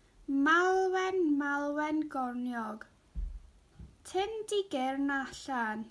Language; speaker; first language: Welsh; non-native, local second language; English